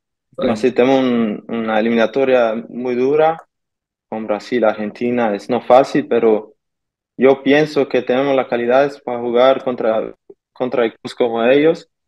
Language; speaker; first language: Spanish; early bilingual, heritage; German